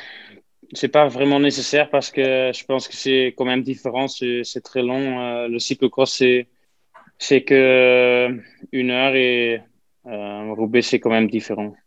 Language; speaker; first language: French; non-native, fluent; Dutch